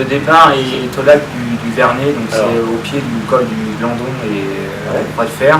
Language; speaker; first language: French; native; French